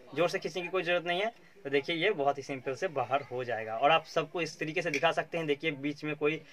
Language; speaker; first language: Hindi; non-native, local second language; Bangla